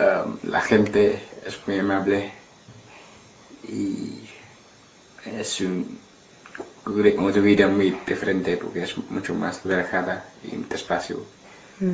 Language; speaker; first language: Spanish; non-native, learner; English